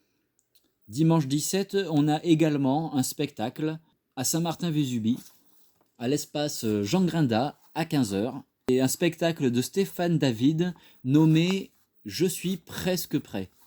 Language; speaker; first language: French; native; French